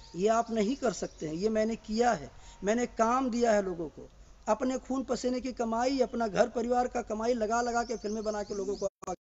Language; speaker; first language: Hindi; native; Hindi